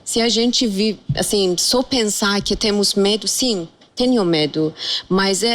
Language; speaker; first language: Portuguese; non-native, fluent; Persian